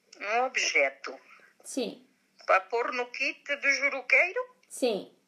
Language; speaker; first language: Portuguese; native; Portuguese